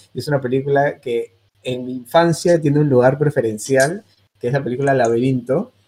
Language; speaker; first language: Spanish; native; Spanish